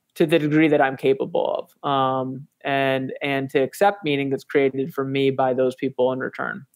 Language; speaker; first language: English; native; English